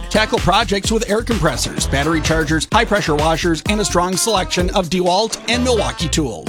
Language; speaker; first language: English; native; English